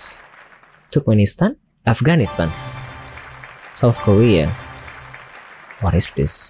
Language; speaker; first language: English; non-native, learner; Indonesian